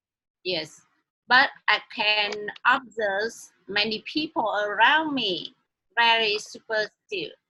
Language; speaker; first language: English; non-native, learner; Vietnamese